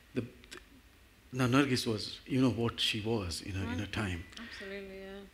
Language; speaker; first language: English; non-native, local second language; Gujarati